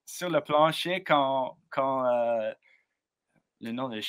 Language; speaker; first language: French; non-native, learner; English